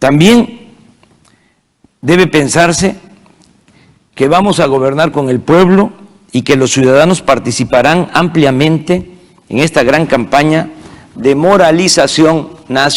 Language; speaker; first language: Spanish; native; Spanish